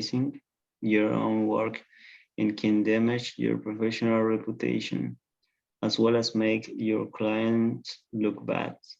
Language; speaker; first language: English; non-native, learner; Spanish